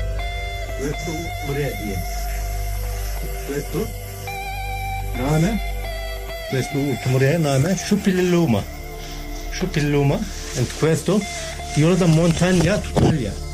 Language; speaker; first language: Italian; non-native, learner; Turkish